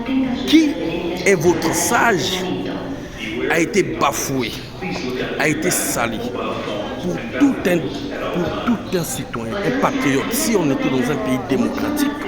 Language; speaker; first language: French; non-native, local second language; Lingala